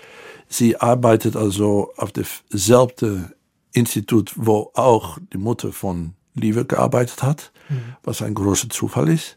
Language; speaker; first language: German; non-native, fluent; Dutch